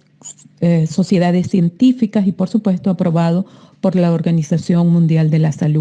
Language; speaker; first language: Spanish; native; Spanish